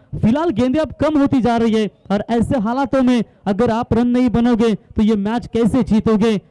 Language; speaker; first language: Hindi; non-native, local second language; Marathi